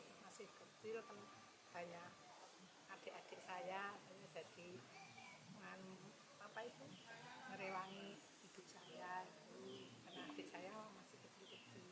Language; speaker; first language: Indonesian; non-native, local second language; Javanese